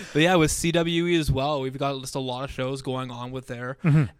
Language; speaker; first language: English; native; English